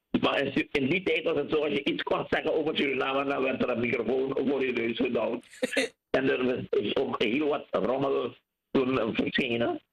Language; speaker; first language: Dutch; native; Dutch